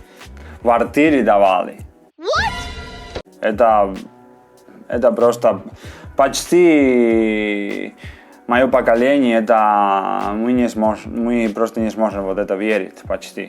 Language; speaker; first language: Russian; non-native, fluent; Spanish